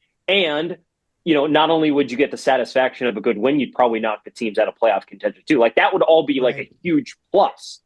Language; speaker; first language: English; native; English